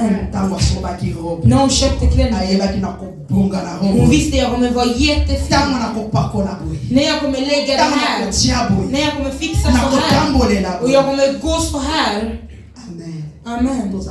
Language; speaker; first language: Swedish; non-native, learner; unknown